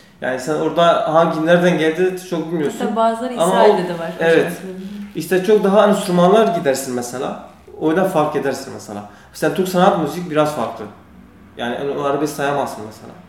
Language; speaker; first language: Turkish; non-native, learner; Kurdish